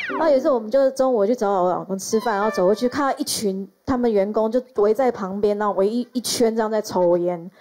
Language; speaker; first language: Chinese; non-native, fluent; Spanish